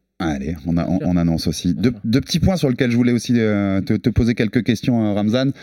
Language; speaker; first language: French; native; French